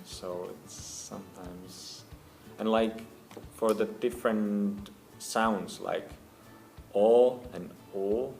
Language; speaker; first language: English; non-native, fluent; Finnish